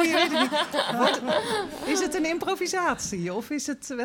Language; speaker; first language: Dutch; native; Dutch